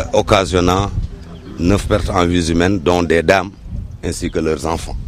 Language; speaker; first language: French; non-native, local second language; Wolof